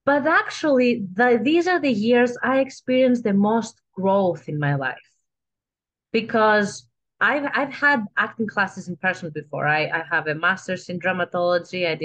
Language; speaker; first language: English; non-native, fluent; Greek